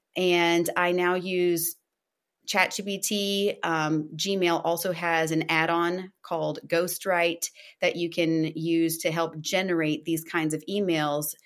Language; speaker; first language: English; non-native, fluent; Portuguese